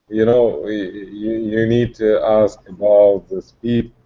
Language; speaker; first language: English; non-native, learner; Russian